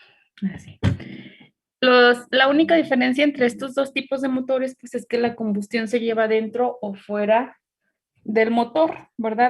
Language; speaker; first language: Spanish; native; Spanish